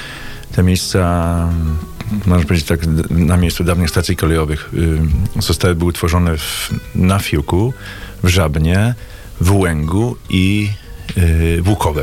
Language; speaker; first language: Polish; native; Polish